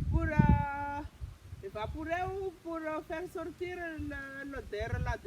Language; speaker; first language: French; non-native, local second language; Malagasy